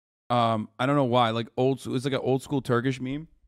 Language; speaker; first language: English; early bilingual, other home language; Turkish